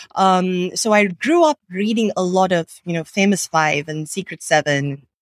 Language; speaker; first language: English; non-native, local second language; Sinhala